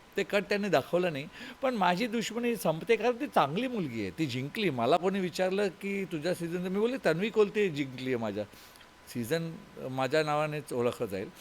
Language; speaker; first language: Marathi; non-native, local second language; Tulu